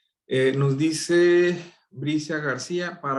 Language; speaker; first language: Spanish; native; Spanish